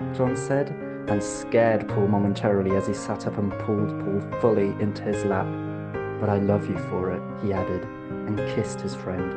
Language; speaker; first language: English; native; English